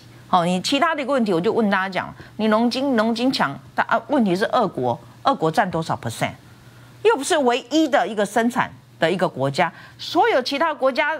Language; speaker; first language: Chinese; native; Chinese